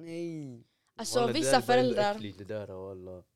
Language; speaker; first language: Swedish; early bilingual, other home language; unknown